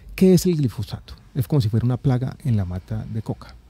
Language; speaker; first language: Spanish; native; Spanish